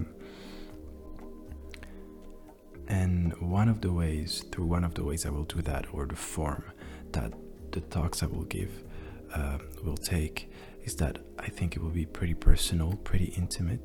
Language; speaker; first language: English; non-native, fluent; French